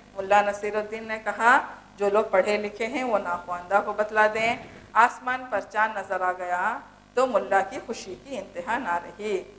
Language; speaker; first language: Urdu; native; Urdu